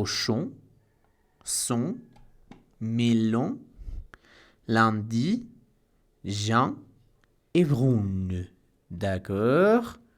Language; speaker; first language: French; non-native, fluent; Spanish